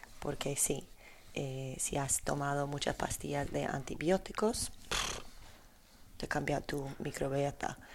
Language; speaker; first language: Spanish; non-native, learner; Polish